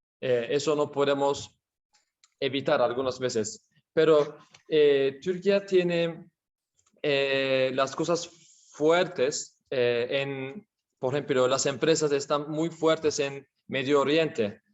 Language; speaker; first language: Spanish; non-native, learner; Turkish